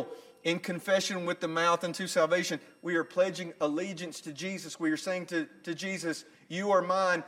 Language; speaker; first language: English; native; English